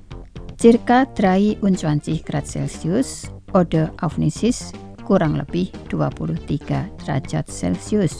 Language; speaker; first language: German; non-native, fluent; Indonesian